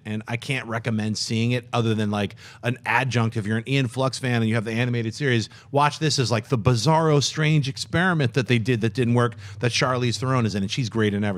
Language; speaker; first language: English; native; English